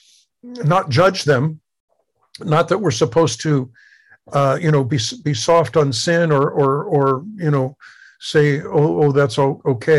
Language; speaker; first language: English; native; English